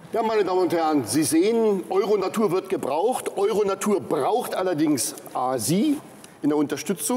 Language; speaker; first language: German; native; German